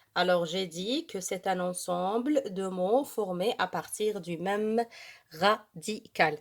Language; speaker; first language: French; non-native, local second language; Arabic